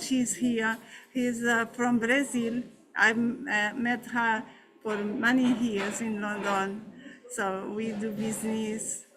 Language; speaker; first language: English; non-native, learner; Portuguese